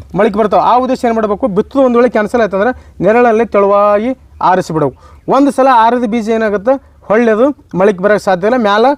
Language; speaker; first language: Kannada; non-native, local second language; Marathi